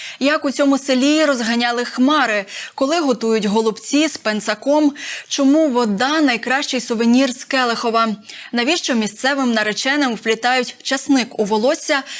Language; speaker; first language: Ukrainian; native; Ukrainian